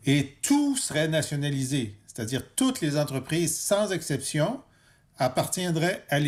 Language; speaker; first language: French; native; French